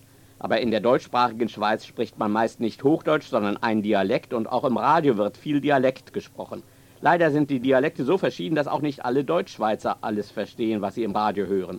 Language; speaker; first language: German; native; German